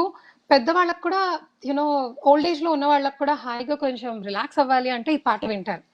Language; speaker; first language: Telugu; native; Telugu